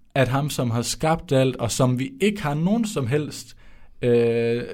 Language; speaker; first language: Danish; native; Danish